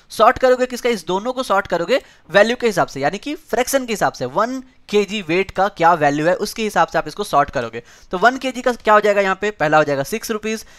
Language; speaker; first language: Hindi; native; Hindi